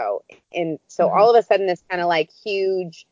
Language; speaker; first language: English; native; English